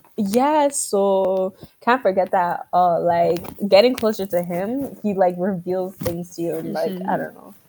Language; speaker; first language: English; native; English